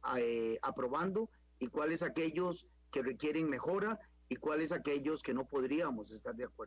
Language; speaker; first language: Spanish; native; Spanish